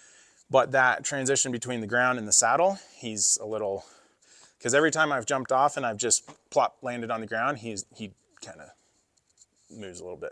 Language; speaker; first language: English; native; English